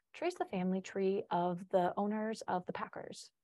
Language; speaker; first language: English; early bilingual, other home language; Polish